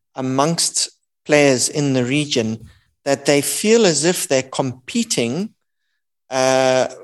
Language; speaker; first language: English; native; English